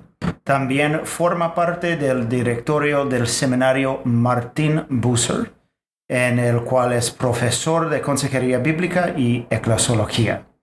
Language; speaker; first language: Spanish; non-native, fluent; English